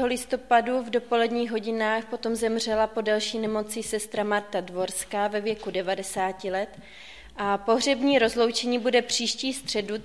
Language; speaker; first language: Czech; native; Czech